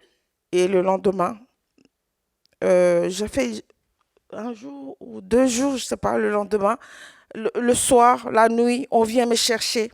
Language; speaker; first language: French; non-native, local second language; Swahili